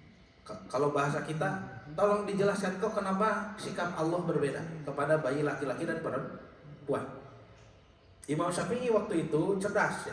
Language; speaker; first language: Indonesian; native; Indonesian